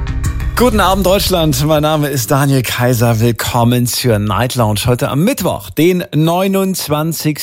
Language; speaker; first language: German; native; German